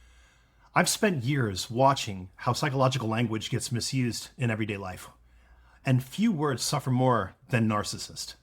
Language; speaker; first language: English; native; English